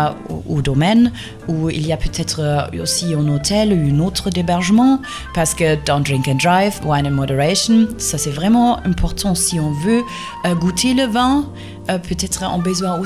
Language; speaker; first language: French; non-native, fluent; German